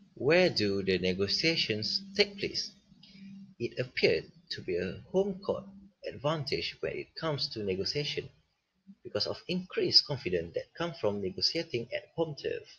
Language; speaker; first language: English; non-native, local second language; Malay